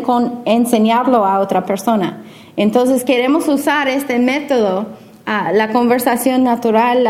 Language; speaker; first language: Spanish; non-native, fluent; English